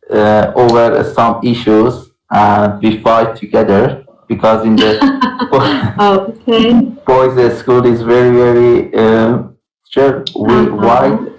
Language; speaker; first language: English; non-native, learner; Persian